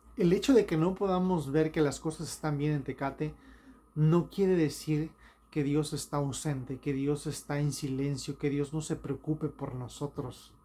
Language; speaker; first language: Spanish; native; Spanish